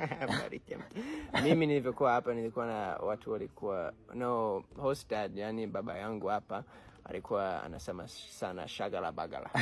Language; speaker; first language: Swahili; non-native, fluent; English